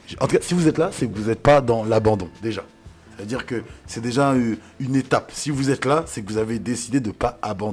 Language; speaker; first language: French; native; French